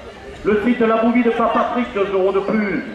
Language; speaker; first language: French; native; French